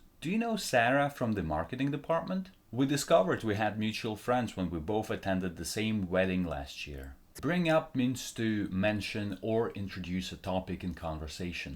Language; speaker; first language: English; non-native, fluent; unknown